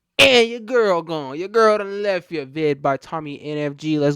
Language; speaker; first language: English; native; English